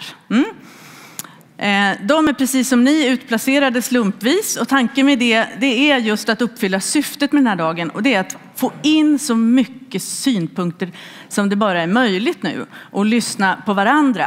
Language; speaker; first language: Swedish; native; Swedish